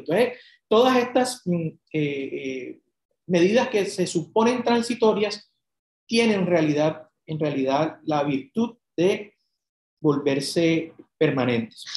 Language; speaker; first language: Spanish; native; Spanish